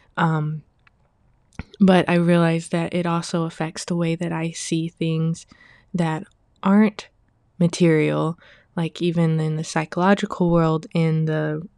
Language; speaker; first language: English; early bilingual, other home language; Chinese